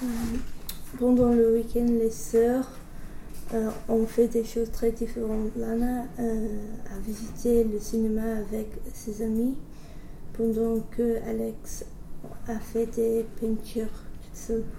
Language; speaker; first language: French; non-native, learner; English